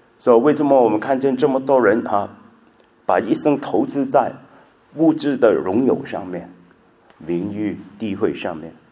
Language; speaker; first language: Chinese; non-native, local second language; Cantonese